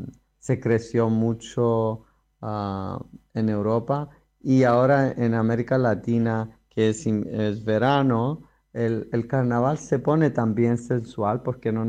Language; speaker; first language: Spanish; non-native, fluent; Greek